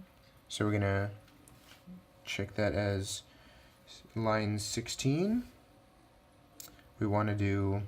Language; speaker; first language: English; native; English